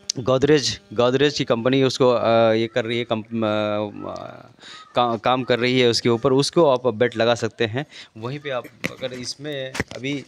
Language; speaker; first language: Hindi; native; Hindi